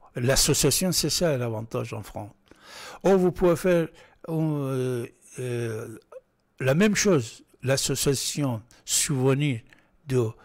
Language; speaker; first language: French; non-native, fluent; Persian